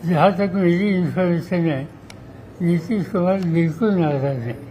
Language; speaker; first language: Hindi; non-native, local second language; Marathi